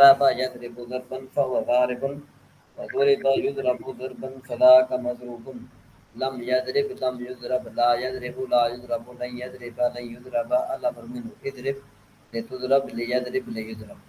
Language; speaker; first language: Arabic; non-native, fluent; Urdu